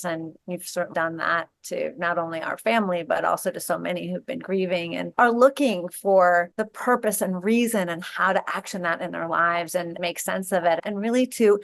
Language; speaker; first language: English; native; English